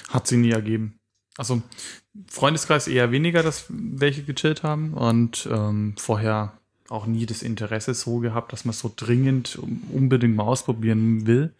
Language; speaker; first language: German; native; German